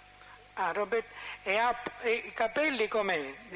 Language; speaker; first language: Italian; native; Italian